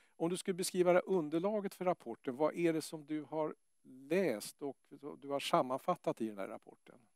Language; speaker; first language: Swedish; native; Swedish